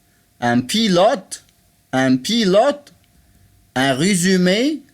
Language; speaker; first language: French; non-native, fluent; Arabic